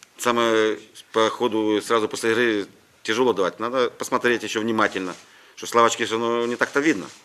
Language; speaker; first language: Russian; non-native, local second language; Ukrainian